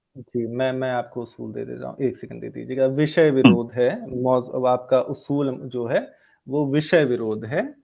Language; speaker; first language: Hindi; native; Hindi